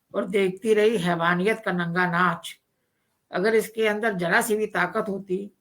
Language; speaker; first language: Hindi; non-native, local second language; Punjabi